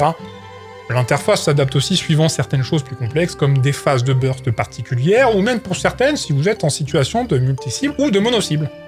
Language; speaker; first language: French; native; French